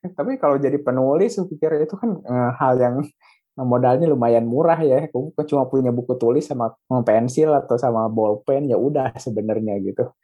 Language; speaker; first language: Indonesian; native; Indonesian